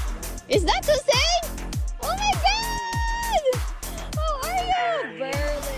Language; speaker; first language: English; non-native, local second language; Filipino